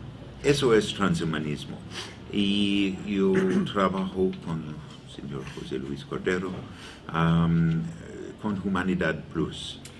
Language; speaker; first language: Spanish; non-native, learner; English